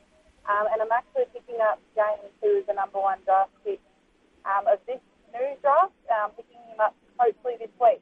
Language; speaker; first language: English; native; English